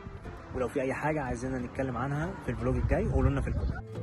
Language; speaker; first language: Arabic; native; Arabic